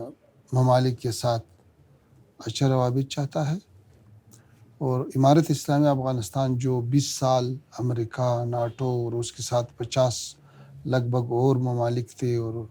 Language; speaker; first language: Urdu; non-native, learner; Pashto